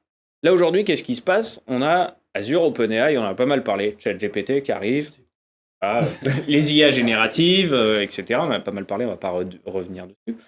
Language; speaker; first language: French; native; French